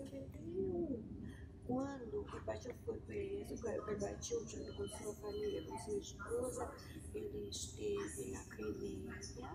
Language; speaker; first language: Portuguese; non-native, fluent; Russian